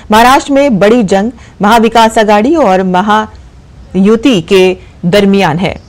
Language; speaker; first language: Hindi; native; Hindi